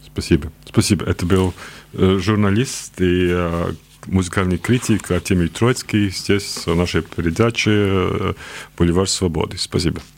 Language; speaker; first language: Russian; non-native, local second language; Latvian